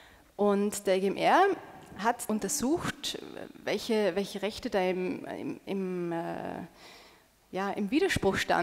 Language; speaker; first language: German; native; German